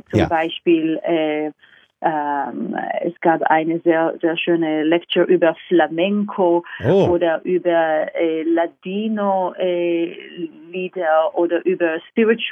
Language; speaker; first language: German; non-native, fluent; Hebrew